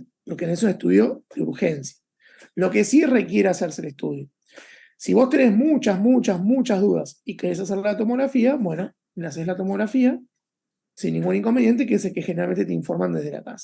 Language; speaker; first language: Spanish; native; Spanish